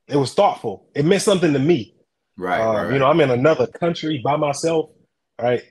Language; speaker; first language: English; native; English